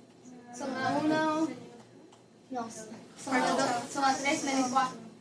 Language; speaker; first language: Spanish; non-native, learner; English